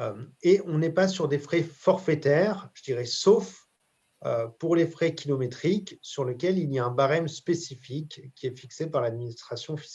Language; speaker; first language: French; native; French